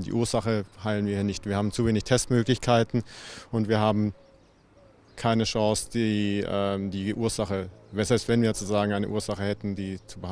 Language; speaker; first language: German; native; German